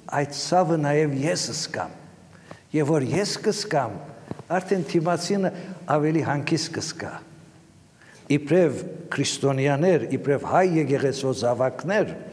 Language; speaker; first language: Armenian; native; Armenian